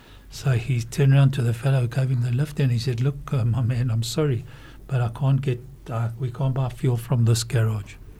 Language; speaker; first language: English; native; English